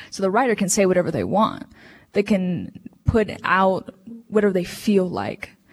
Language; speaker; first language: English; early bilingual, other home language; Spanish